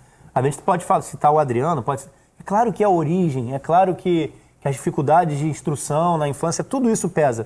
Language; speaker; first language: Portuguese; native; Portuguese